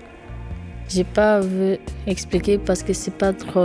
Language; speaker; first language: French; non-native, learner; Romanian